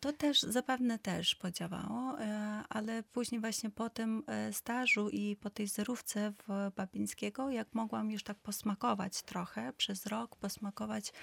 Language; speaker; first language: Polish; non-native, fluent; Ukrainian